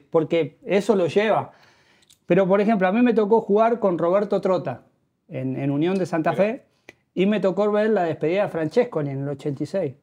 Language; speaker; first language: Spanish; native; Spanish